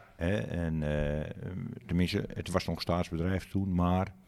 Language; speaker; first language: Dutch; native; Dutch